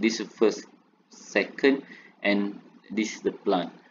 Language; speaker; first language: English; non-native, local second language; Malay